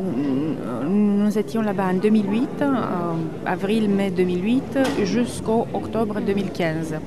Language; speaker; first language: French; non-native, fluent; Romanian